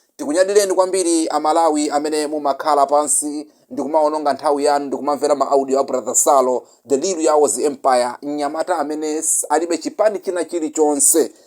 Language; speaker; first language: Nyanja; non-native, local second language; Yao